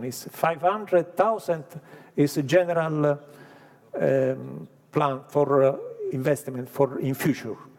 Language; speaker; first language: English; non-native, learner; Italian